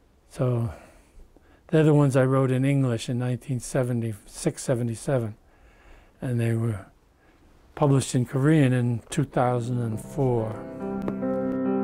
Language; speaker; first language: English; native; English